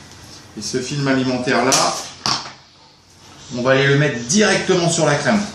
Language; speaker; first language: French; native; French